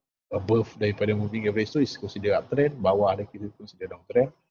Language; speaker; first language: English; non-native, local second language; Malay